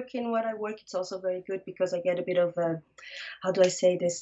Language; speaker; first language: English; non-native, fluent; Portuguese